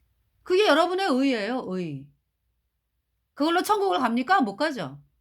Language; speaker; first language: Korean; native; Korean